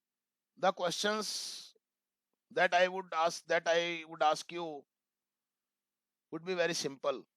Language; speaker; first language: English; non-native, local second language; Hindi